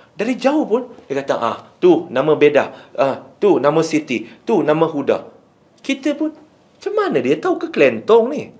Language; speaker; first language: Malay; non-native, local second language; Chinese